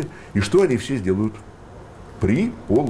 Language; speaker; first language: Russian; native; Russian